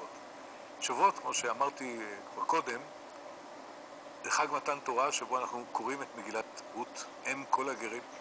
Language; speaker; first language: Hebrew; native; Hebrew